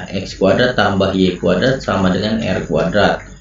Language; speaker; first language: Indonesian; native; Indonesian